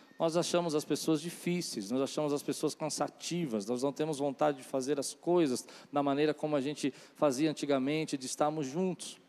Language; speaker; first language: Portuguese; native; Portuguese